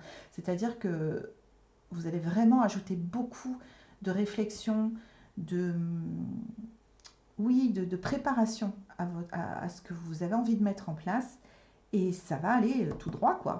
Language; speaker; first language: French; native; French